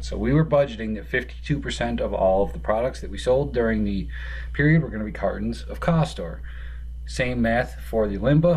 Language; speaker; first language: English; native; English